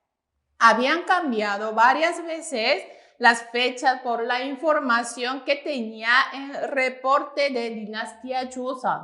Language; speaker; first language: Spanish; non-native, fluent; Korean